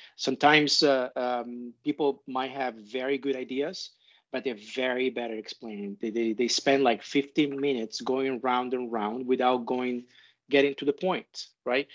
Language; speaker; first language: English; non-native, fluent; Italian